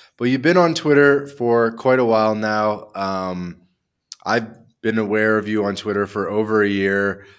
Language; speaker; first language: English; native; English